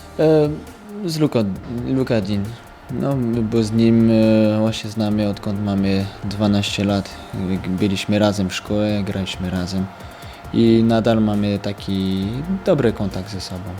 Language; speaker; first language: Polish; early bilingual, heritage; French